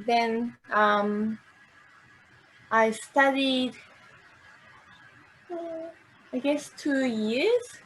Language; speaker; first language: English; non-native, learner; Japanese